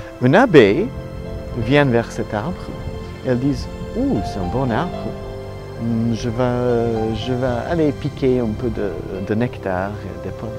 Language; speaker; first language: French; non-native, learner; Italian